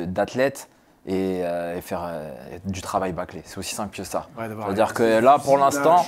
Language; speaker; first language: French; native; French